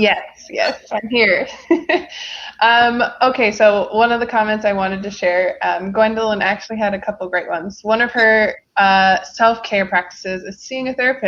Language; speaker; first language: English; native; English